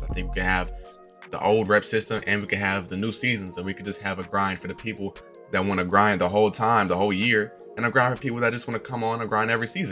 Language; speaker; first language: English; native; English